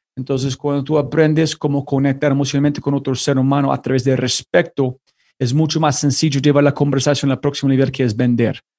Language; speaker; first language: Spanish; non-native, fluent; English